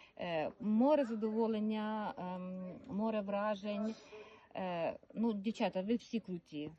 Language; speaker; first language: Ukrainian; native; Ukrainian